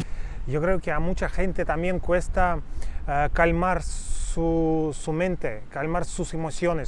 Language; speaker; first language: Spanish; non-native, fluent; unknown